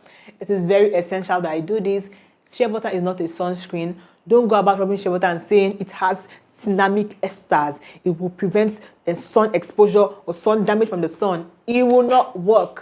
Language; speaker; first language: English; non-native, local second language; Igbo